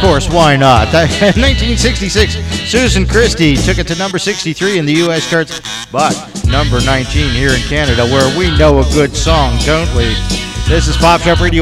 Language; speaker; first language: English; native; English